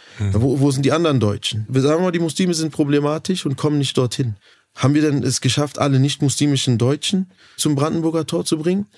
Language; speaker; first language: German; early bilingual, other home language; Turkish